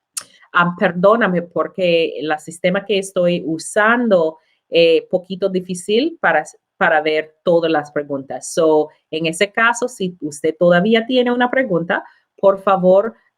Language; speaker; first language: Spanish; non-native, learner; English